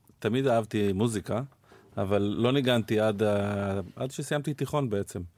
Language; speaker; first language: Hebrew; native; Hebrew